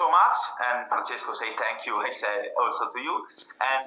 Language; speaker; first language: English; non-native, fluent; Italian